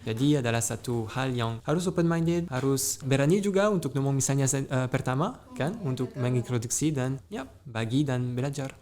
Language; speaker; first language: Malay; non-native, fluent; French